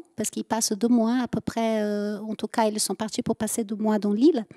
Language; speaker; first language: French; native; French